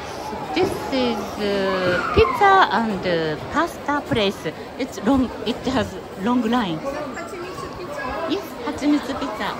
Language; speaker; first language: English; non-native, learner; Japanese